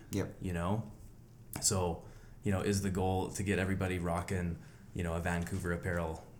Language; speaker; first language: English; native; English